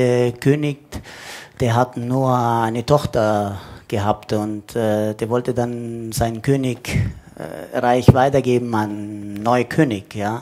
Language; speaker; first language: German; non-native, fluent; Italian